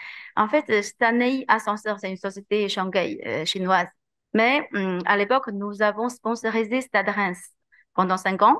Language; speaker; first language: French; non-native, learner; Chinese